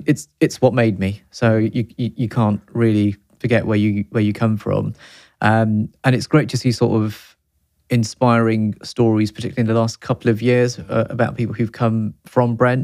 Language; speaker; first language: English; native; English